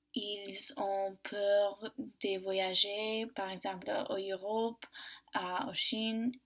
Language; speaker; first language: French; non-native, learner; English